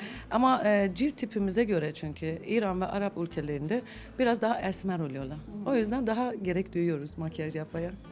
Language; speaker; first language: Turkish; non-native, fluent; Persian